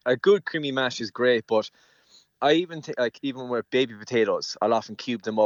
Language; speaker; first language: English; native; English